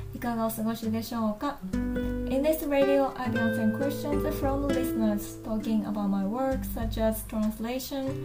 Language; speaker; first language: English; non-native, fluent; Japanese